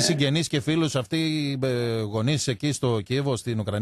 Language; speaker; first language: Greek; native; Greek